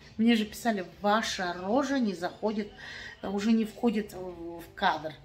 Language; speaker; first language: Russian; native; Russian